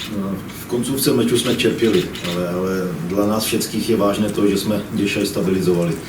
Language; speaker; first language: Polish; non-native, learner; Czech